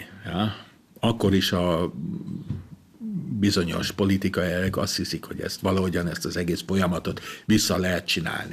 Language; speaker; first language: Hungarian; non-native, fluent; German